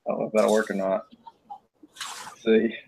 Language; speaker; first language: English; native; English